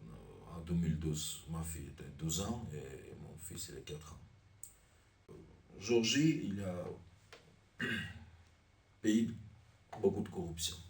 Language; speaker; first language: French; non-native, learner; Armenian